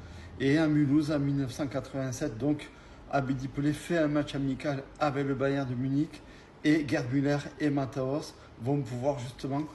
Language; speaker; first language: French; native; French